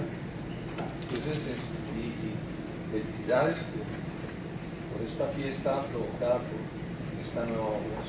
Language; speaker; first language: Spanish; native; Spanish